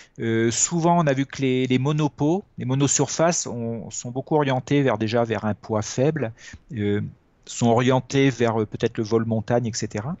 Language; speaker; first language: French; native; French